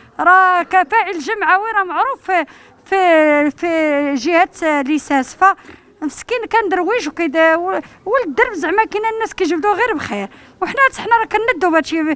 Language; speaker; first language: Arabic; native; Arabic